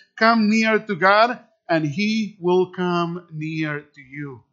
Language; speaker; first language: English; non-native, fluent; Spanish